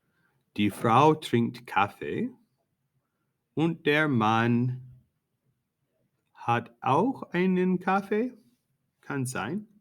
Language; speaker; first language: German; non-native, fluent; English